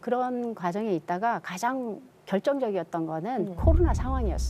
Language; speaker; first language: Korean; native; Korean